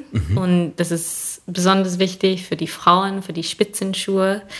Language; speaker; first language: German; non-native, fluent; English